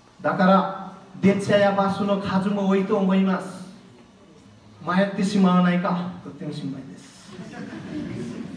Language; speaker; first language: Japanese; non-native, learner; Nepali